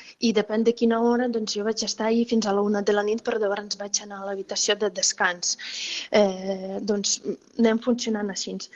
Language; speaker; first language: Catalan; non-native, fluent; Ukrainian